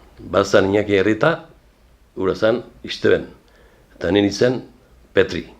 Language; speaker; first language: Basque; native; Basque